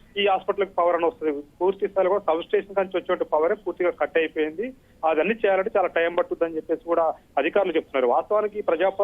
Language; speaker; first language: Telugu; native; Telugu